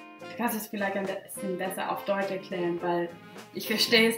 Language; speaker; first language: German; non-native, learner; English